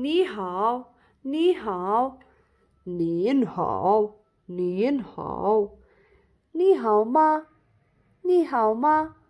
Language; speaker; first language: Chinese; non-native, fluent; Arabic